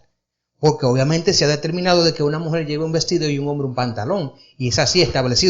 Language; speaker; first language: Spanish; native; Spanish